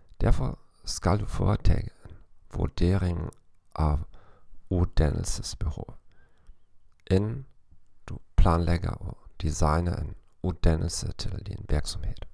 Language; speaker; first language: Danish; non-native, fluent; German